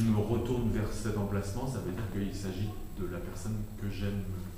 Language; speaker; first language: French; native; French